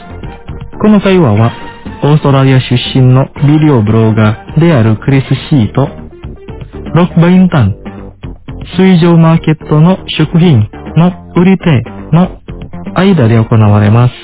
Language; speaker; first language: Japanese; non-native, fluent; Indonesian